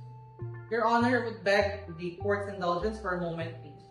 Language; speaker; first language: English; non-native, local second language; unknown